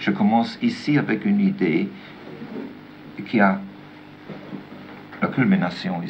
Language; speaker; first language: French; non-native, learner; German